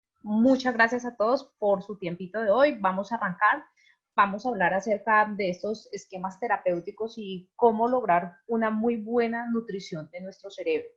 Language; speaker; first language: Spanish; native; Spanish